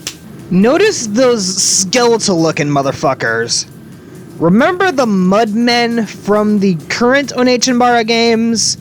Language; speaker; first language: English; native; English